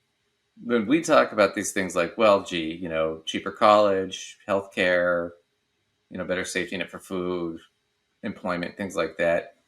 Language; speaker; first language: English; native; English